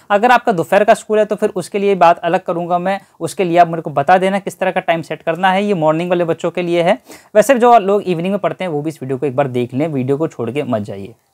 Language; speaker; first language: Hindi; native; Hindi